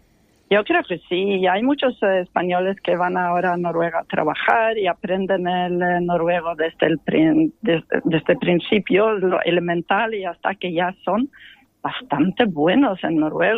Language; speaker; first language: Spanish; non-native, fluent; Norwegian